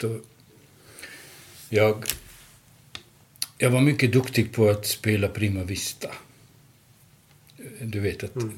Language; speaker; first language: Swedish; non-native, fluent; Hungarian